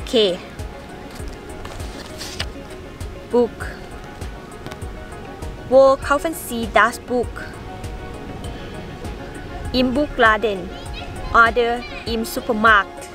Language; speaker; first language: German; non-native, learner; Thai